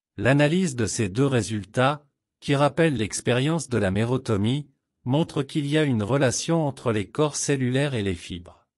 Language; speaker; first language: French; non-native, local second language; Wolof